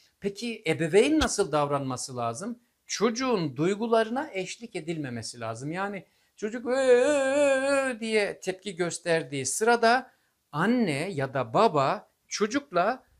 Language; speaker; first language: Turkish; native; Turkish